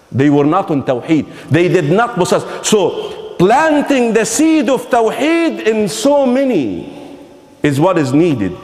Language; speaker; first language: English; non-native, fluent; Arabic